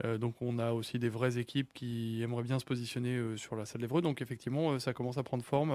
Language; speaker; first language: French; native; French